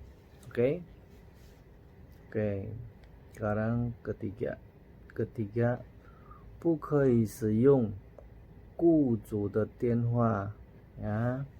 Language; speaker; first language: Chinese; non-native, fluent; Indonesian